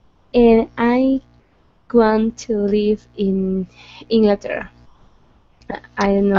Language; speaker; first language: English; non-native, learner; Spanish